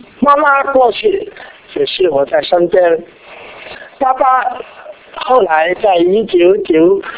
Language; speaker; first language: Chinese; non-native, local second language; Cantonese